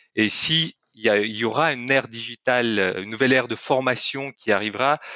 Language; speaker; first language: French; non-native, fluent; Russian